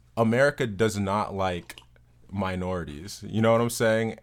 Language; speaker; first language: English; early bilingual, other home language; Yoruba